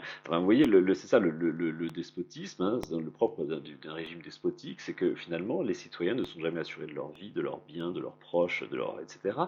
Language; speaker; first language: French; native; French